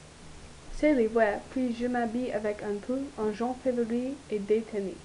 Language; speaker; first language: French; non-native, learner; English